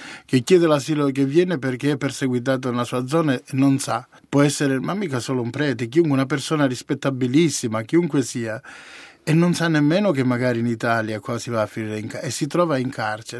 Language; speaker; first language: Italian; native; Italian